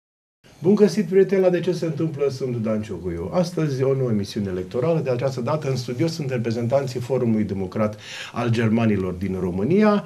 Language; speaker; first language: Romanian; native; Romanian